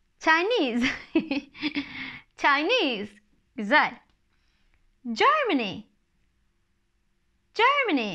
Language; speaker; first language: English; non-native, fluent; Turkish